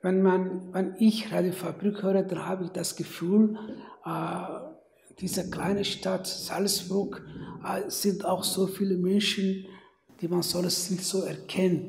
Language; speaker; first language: German; non-native, fluent; Somali